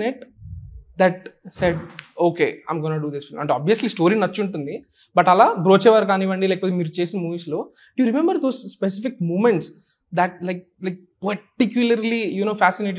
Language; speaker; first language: Telugu; native; Telugu